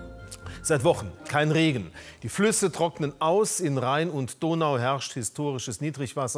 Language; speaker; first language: German; native; German